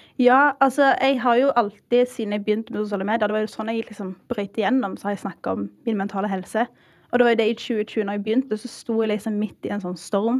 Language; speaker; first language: Norwegian; early bilingual, heritage; Norwegian